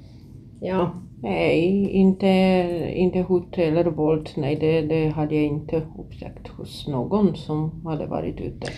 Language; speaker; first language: Swedish; non-native, fluent; Polish